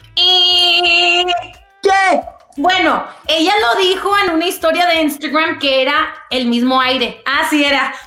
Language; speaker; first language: Spanish; native; Spanish